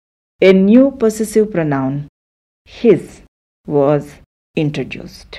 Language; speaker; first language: English; non-native, local second language; Telugu